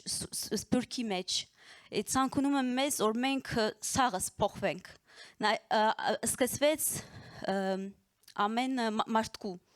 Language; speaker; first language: Armenian; early bilingual, heritage; Armenian